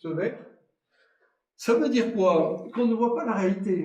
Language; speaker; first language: French; native; French